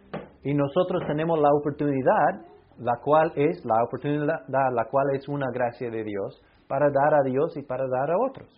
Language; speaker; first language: Spanish; non-native, fluent; English